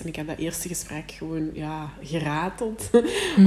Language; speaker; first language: Dutch; native; Dutch